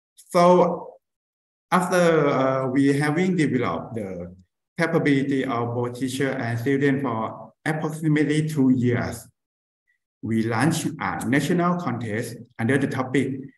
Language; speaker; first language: English; non-native, fluent; Thai